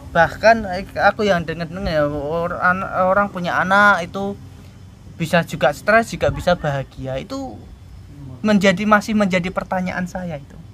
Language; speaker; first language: Indonesian; native; Indonesian